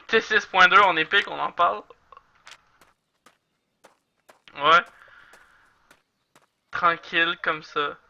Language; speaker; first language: French; native; French